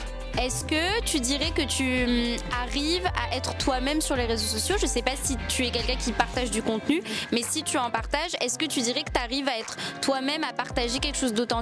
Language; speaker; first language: French; native; French